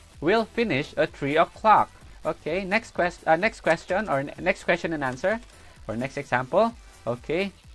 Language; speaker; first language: English; non-native, local second language; Filipino